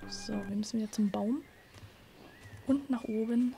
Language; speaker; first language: German; native; German